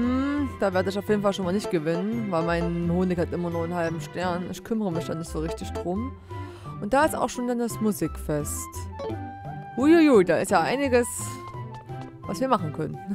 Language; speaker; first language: German; native; German